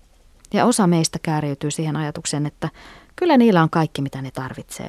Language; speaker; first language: Finnish; native; Finnish